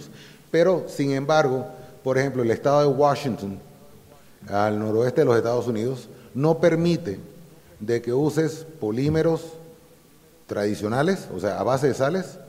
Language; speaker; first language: Spanish; native; Spanish